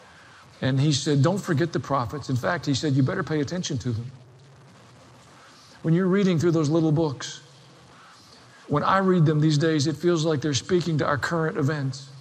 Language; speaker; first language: English; native; English